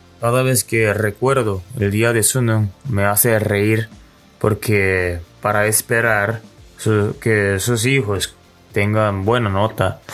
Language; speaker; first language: Spanish; non-native, learner; Korean